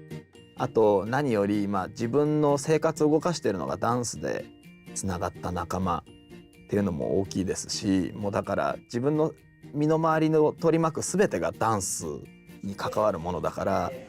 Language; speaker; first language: Japanese; native; Japanese